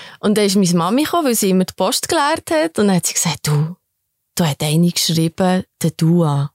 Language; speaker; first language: German; early bilingual, other home language; Albanian